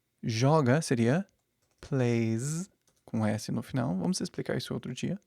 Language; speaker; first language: Portuguese; non-native, fluent; English